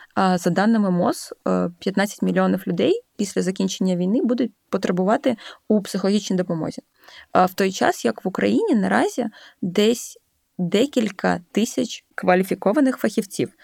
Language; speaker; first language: Ukrainian; native; Ukrainian